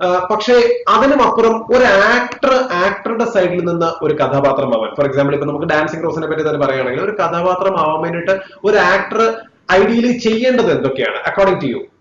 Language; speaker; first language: Malayalam; native; Malayalam